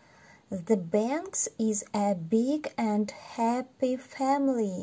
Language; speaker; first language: English; non-native, fluent; Russian